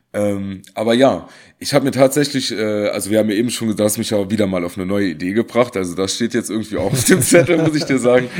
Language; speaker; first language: German; native; German